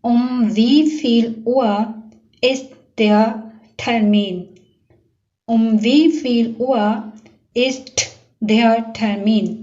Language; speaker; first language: German; non-native, learner; Urdu